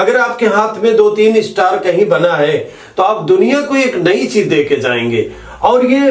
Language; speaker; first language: Hindi; native; Hindi